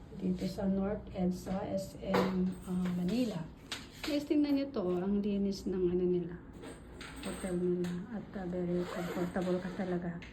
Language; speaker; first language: Filipino; non-native, local second language; Iloko